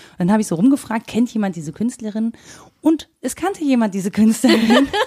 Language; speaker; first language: German; native; German